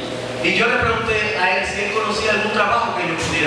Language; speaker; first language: Spanish; native; Spanish